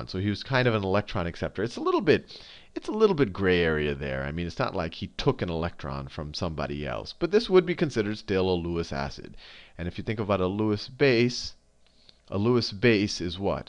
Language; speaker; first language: English; native; English